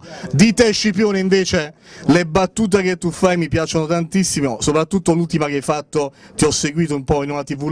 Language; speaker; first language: Italian; native; Italian